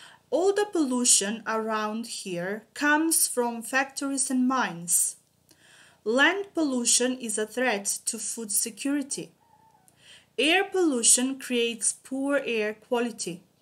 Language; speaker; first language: English; non-native, fluent; Macedonian